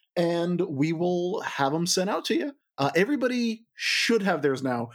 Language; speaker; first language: English; native; English